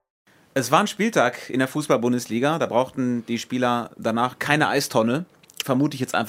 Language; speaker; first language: German; native; German